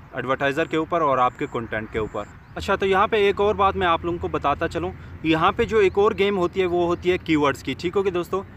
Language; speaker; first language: Urdu; native; Urdu